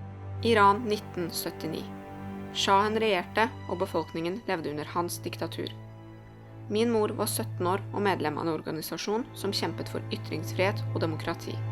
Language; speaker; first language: Norwegian; early bilingual, other home language; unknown